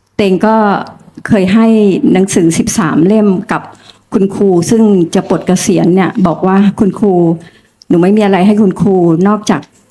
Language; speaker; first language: Thai; native; Thai